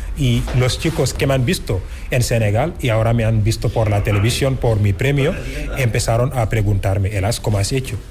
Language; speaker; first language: Spanish; non-native, fluent; Wolof